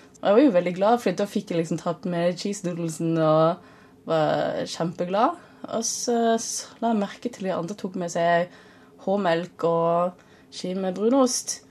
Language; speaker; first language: Norwegian; early bilingual, other home language; Tamil